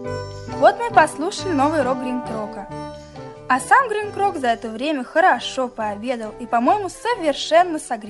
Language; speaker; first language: Russian; native; Russian